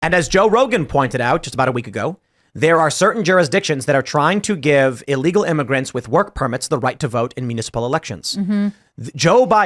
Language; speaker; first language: English; native; English